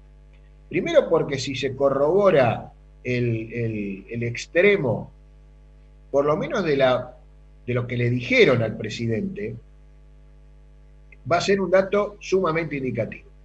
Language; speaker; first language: Spanish; native; Spanish